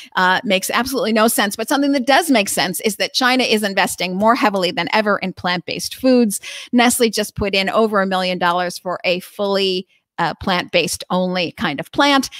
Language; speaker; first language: English; native; English